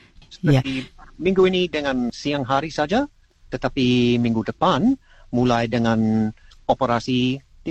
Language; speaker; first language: Indonesian; non-native, learner; English